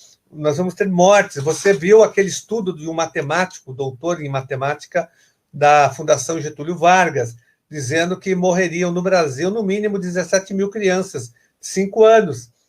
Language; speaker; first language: Portuguese; native; Portuguese